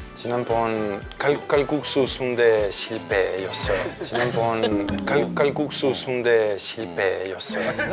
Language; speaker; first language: Korean; non-native, learner; Finnish